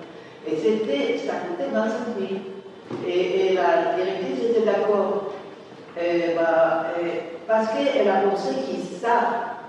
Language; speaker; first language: French; non-native, fluent; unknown